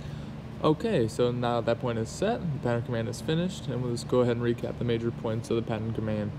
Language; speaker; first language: English; native; English